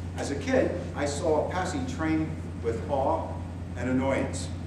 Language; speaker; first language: English; native; English